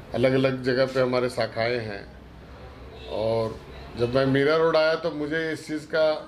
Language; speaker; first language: Hindi; native; Hindi